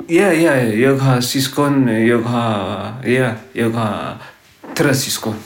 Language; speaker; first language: Swedish; non-native, learner; Tigrinya